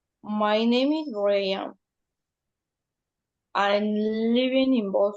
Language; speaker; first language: English; non-native, learner; Spanish